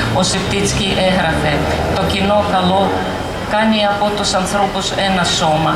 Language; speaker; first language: Greek; non-native, fluent; Ukrainian